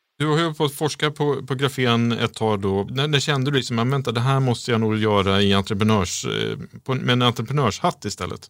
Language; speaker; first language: Swedish; native; Swedish